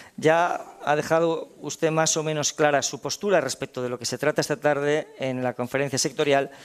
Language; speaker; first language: Spanish; native; Spanish